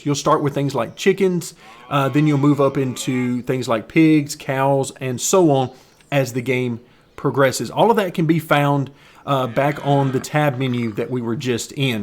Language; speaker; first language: English; native; English